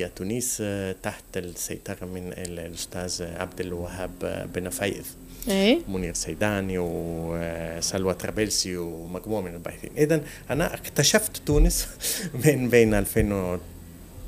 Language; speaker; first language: Arabic; non-native, fluent; Italian